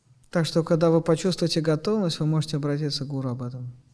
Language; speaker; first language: Russian; native; Russian